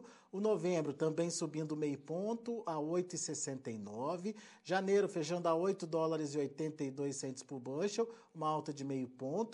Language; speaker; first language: Portuguese; native; Portuguese